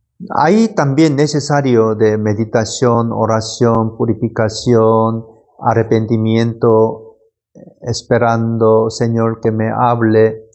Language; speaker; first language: Spanish; non-native, learner; Korean